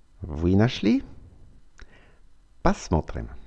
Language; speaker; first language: Russian; non-native, fluent; French